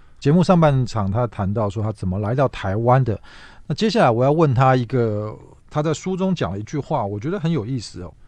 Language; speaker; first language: Chinese; native; Chinese